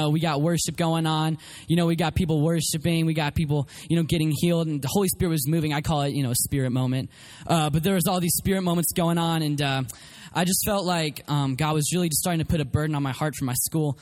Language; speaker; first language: English; native; English